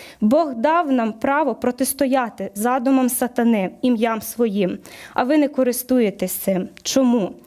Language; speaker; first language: Ukrainian; native; Ukrainian